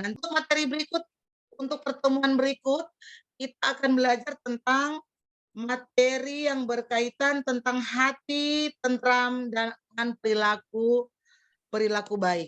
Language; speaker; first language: Indonesian; native; Indonesian